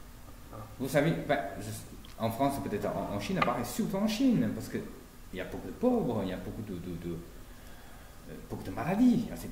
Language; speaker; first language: French; non-native, fluent; Chinese